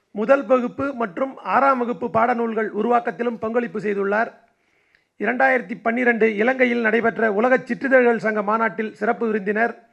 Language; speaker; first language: Tamil; native; Tamil